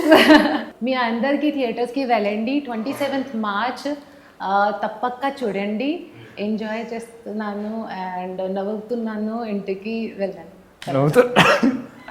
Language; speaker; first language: Telugu; non-native, learner; Hindi